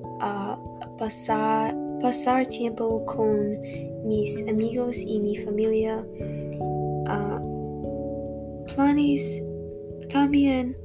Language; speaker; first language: Spanish; non-native, learner; English